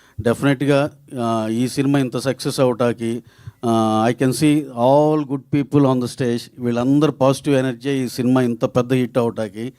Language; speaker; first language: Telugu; native; Telugu